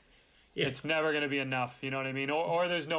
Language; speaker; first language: English; native; English